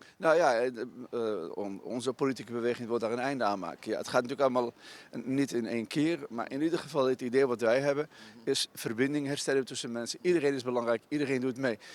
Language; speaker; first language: Dutch; non-native, fluent; Riffian